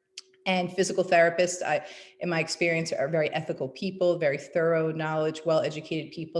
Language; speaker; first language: English; native; English